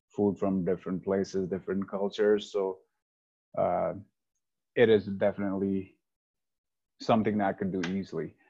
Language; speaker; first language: English; non-native, local second language; Hindi